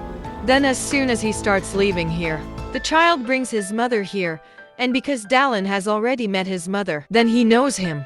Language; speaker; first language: English; non-native, local second language; Hindi